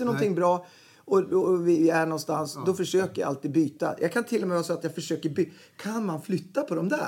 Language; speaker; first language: Swedish; native; Swedish